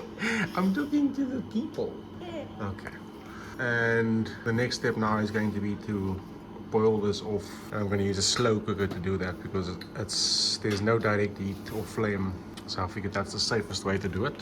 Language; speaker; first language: English; native; English